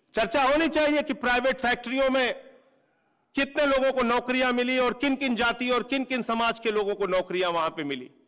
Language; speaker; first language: Hindi; native; Hindi